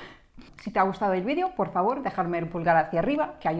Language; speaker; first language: Spanish; non-native, fluent; English